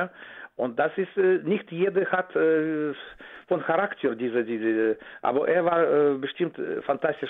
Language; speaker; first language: German; non-native, fluent; Russian